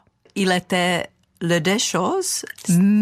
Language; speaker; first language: French; non-native, fluent; Czech